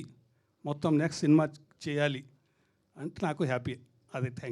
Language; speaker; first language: Telugu; non-native, learner; Hindi